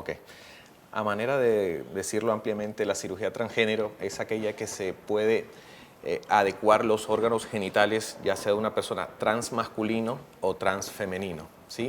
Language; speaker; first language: Spanish; native; Spanish